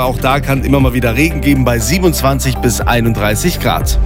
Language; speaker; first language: German; native; German